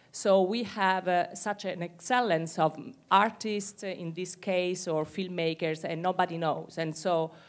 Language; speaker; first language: English; non-native, fluent; Italian